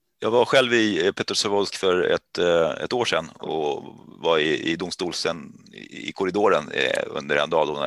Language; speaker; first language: Swedish; native; Swedish